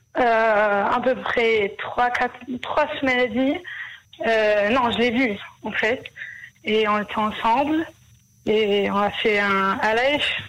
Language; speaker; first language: French; early bilingual, heritage; Hebrew